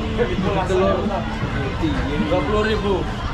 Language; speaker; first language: Indonesian; non-native, local second language; Javanese